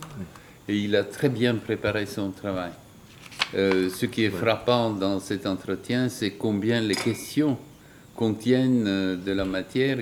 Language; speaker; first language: French; non-native, fluent; Bulgarian